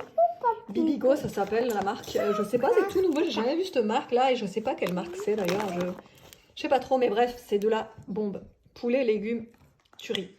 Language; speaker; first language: French; native; French